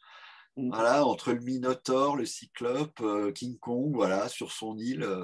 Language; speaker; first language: French; native; French